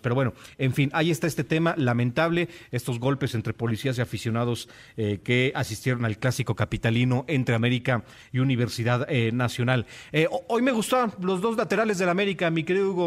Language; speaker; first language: Spanish; native; Spanish